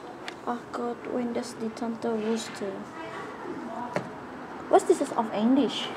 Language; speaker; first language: English; non-native, learner; Indonesian